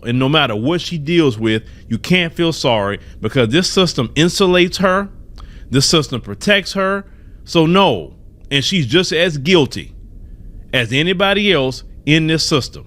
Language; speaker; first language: English; native; English